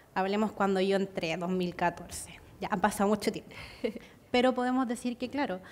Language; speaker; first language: Spanish; native; Spanish